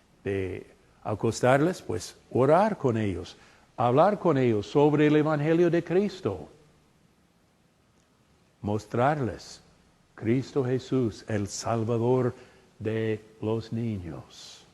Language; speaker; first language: Spanish; non-native, fluent; English